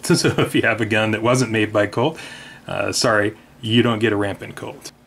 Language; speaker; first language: English; native; English